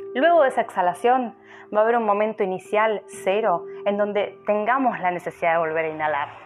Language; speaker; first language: Spanish; native; Spanish